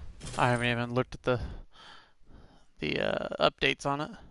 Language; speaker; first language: English; native; English